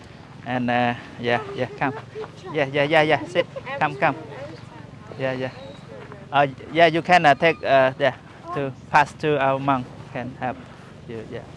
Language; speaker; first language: English; non-native, learner; Khmer